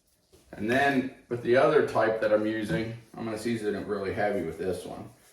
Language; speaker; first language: English; native; English